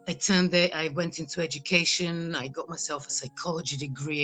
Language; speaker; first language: English; non-native, fluent; Bulgarian